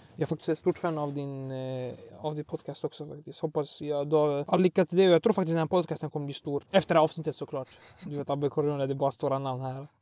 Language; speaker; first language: Swedish; early bilingual, other home language; Arabic